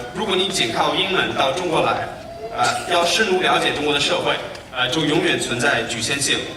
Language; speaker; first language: Chinese; non-native, fluent; English